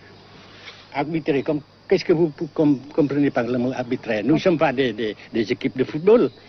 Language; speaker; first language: French; non-native, fluent; Vietnamese